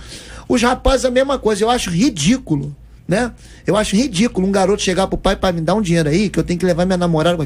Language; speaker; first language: Portuguese; native; Portuguese